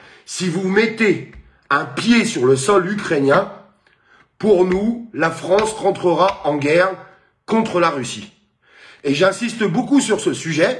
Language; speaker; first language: French; native; French